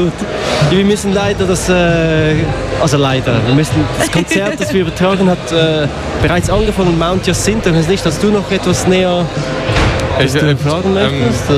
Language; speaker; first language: German; native; German